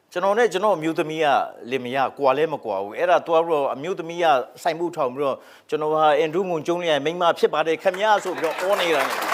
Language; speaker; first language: Burmese; non-native, local second language; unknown